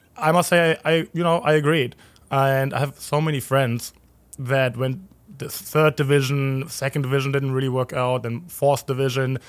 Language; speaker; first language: English; non-native, fluent; German